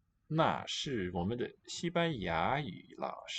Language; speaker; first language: Chinese; non-native, learner; English